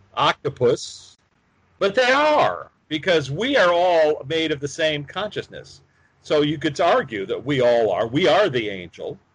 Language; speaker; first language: English; native; English